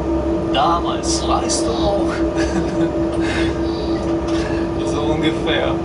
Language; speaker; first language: German; non-native, fluent; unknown